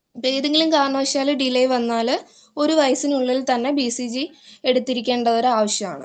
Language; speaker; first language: Malayalam; native; Malayalam